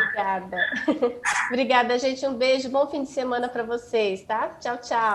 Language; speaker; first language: Portuguese; native; Portuguese